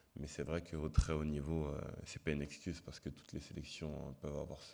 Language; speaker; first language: French; native; French